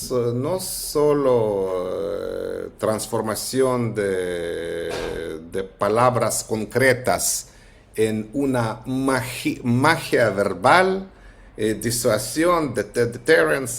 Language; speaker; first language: Spanish; non-native, fluent; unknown